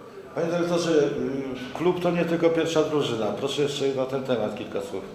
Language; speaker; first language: Polish; native; Polish